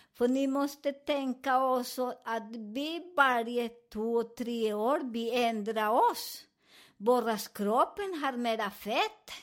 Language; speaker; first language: Swedish; non-native, fluent; Spanish